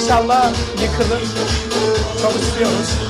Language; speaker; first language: Turkish; native; Turkish